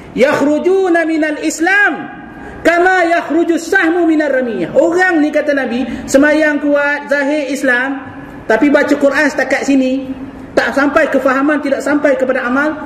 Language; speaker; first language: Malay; native; Malay